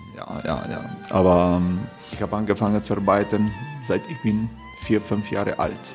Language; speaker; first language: German; non-native, fluent; Croatian